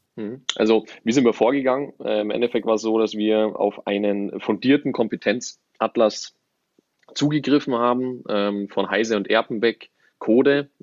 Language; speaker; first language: German; native; German